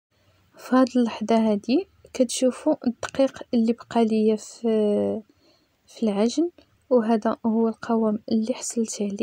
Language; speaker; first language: Arabic; native; Arabic